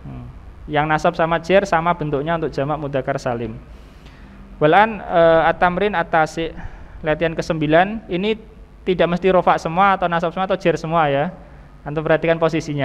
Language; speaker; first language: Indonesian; native; Indonesian